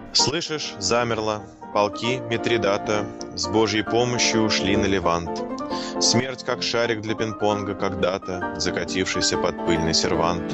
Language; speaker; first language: Russian; native; Russian